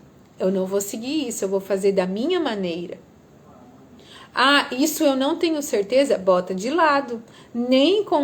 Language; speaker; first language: Portuguese; native; Portuguese